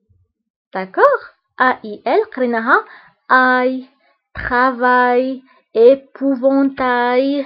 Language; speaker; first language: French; non-native, local second language; Arabic